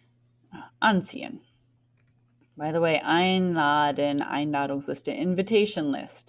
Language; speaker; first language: German; non-native, fluent; English